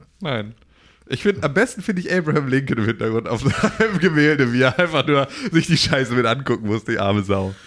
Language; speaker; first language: German; native; German